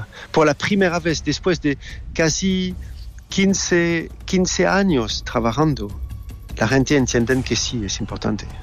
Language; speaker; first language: Spanish; non-native, learner; French